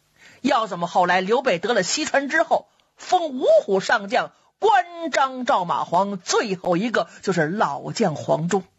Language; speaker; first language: Chinese; native; Chinese